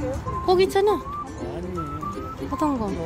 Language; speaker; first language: Korean; non-native, learner; Filipino